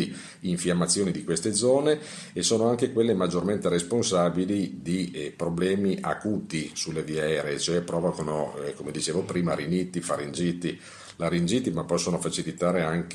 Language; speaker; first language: Italian; native; Italian